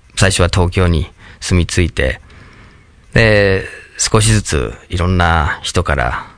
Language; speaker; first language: Japanese; non-native, fluent; English